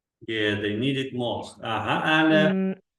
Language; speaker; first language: English; non-native, fluent; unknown